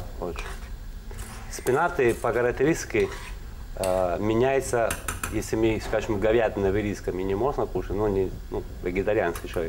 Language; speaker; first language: Russian; non-native, learner; Italian